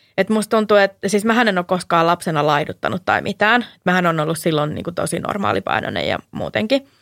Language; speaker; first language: Finnish; early bilingual, heritage; Finnish